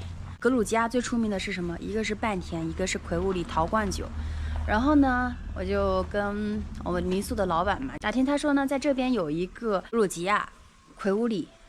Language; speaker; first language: Chinese; native; Chinese